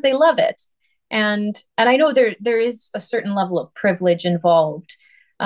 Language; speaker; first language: English; native; English